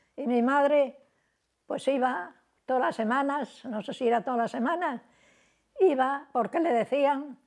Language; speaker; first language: Spanish; native; Spanish